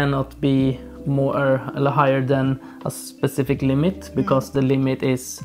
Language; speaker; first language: English; non-native, fluent; Swedish